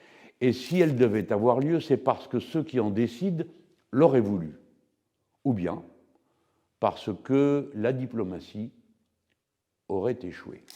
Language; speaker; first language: French; native; French